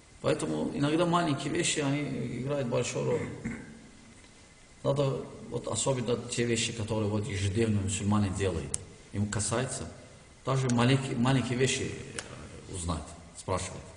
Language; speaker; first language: Russian; non-native, learner; Turkish